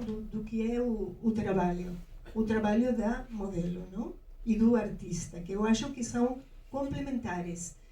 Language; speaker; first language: Portuguese; non-native, fluent; Spanish